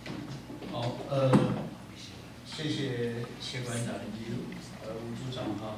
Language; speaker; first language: Chinese; native; Chinese